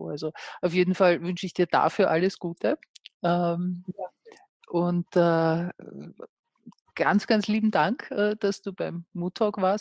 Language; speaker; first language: German; native; German